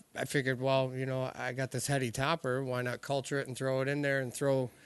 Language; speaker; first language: English; native; English